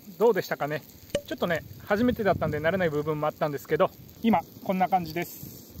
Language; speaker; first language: Japanese; native; Japanese